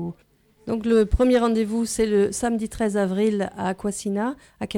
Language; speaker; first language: French; native; French